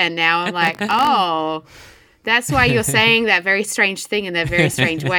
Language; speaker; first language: English; native; English